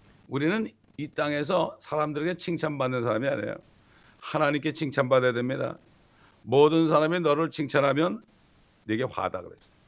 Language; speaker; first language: Korean; native; Korean